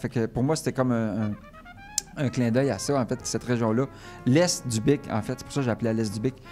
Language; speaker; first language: French; native; French